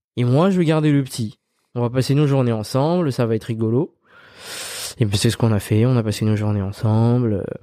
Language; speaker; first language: French; early bilingual, other home language; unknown